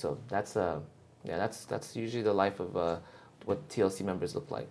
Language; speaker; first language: English; early bilingual, other home language; Vietnamese